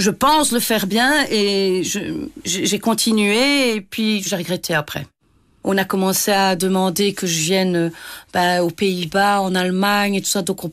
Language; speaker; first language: French; native; French